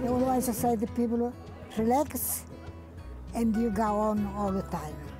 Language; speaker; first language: English; non-native, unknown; Italian